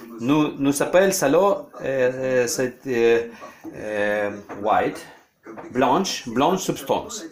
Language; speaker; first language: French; non-native, learner; Ukrainian